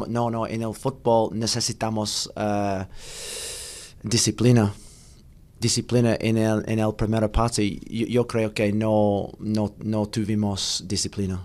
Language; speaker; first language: Spanish; non-native, learner; English